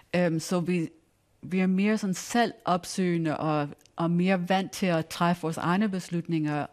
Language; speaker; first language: Danish; non-native, fluent; English